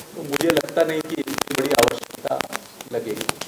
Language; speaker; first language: Hindi; non-native, local second language; Marathi